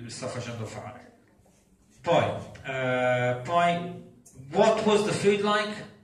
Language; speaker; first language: English; non-native, fluent; Italian